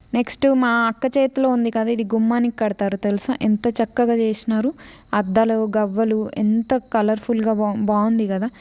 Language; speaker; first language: Telugu; non-native, local second language; Lambadi